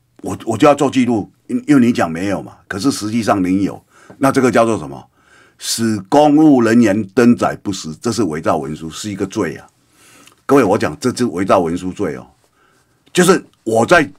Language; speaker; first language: Chinese; native; Chinese